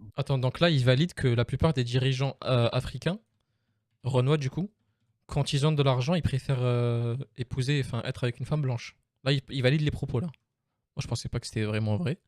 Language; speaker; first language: French; native; French